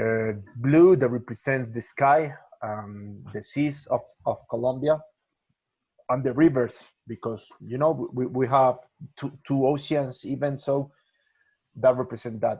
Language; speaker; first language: English; non-native, learner; Spanish